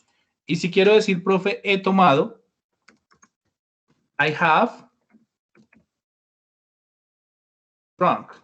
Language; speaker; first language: Spanish; non-native, fluent; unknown